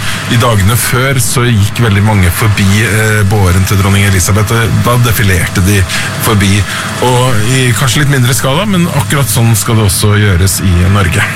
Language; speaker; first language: Norwegian; native; Norwegian